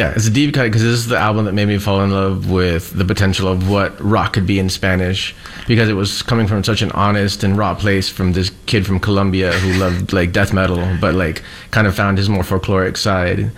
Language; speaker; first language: English; early bilingual, other home language; Spanish